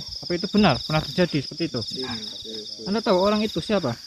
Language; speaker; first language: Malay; non-native, local second language; Javanese